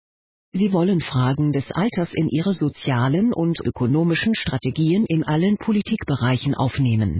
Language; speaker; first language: German; native; German